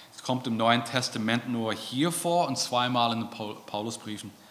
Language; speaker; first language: German; non-native, fluent; English